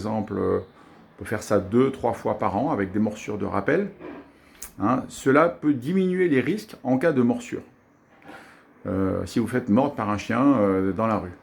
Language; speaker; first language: French; native; French